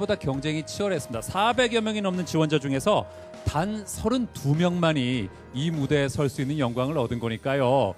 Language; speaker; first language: Korean; native; Korean